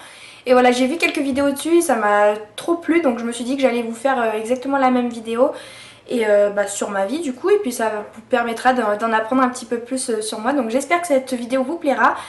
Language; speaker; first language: French; native; French